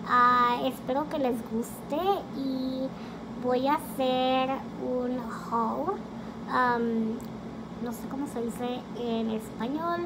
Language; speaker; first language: Spanish; early bilingual, heritage; Spanish